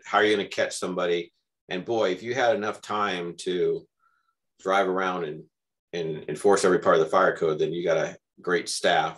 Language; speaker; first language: English; native; English